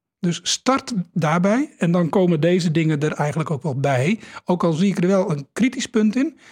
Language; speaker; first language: Dutch; native; Dutch